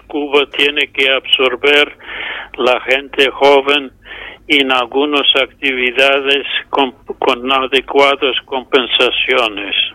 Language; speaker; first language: Spanish; non-native, fluent; English